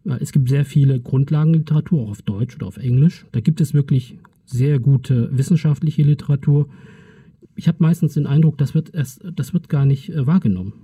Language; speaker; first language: German; early bilingual, other home language; Turkish